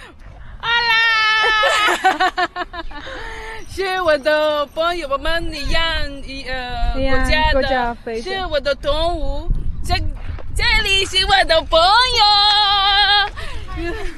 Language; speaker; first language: Chinese; non-native, learner; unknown